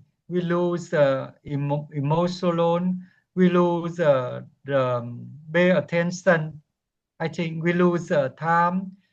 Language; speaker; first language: English; non-native, learner; Vietnamese